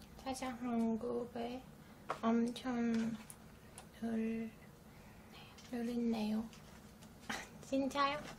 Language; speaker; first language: Korean; non-native, learner; Turkish